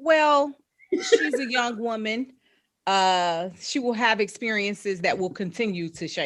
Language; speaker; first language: English; native; English